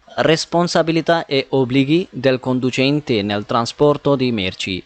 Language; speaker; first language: Italian; non-native, fluent; Punjabi